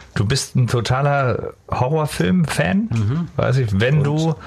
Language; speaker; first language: German; native; German